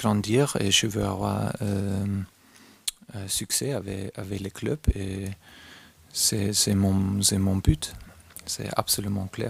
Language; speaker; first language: French; non-native, fluent; German